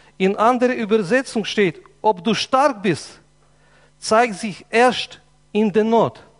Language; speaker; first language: German; non-native, fluent; Russian